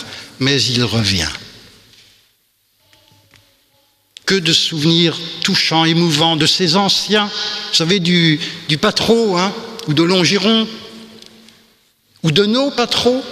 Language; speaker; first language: French; native; French